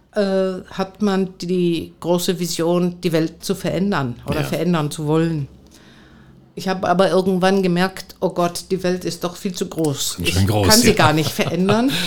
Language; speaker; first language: German; non-native, fluent; Greek